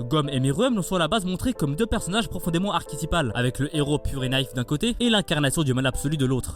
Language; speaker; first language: French; native; French